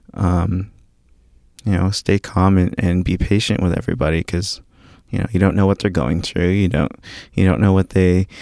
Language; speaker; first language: English; early bilingual, other home language; Filipino